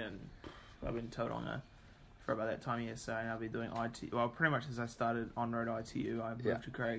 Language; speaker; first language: English; native; English